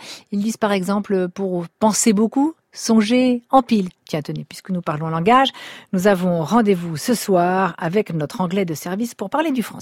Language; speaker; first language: French; native; French